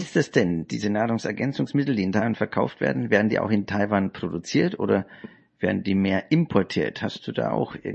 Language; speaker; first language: German; native; German